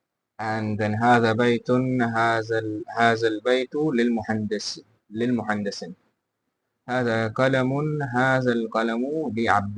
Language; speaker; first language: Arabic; non-native, fluent; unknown